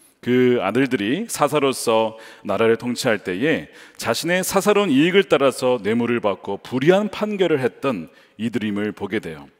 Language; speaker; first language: Korean; native; Korean